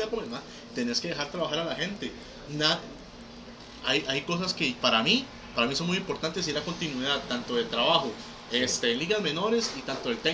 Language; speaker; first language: Spanish; native; Spanish